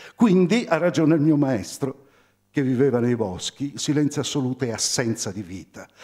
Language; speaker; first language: Italian; native; Italian